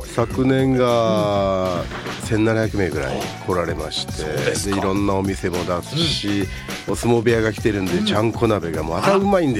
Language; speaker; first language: Japanese; native; Japanese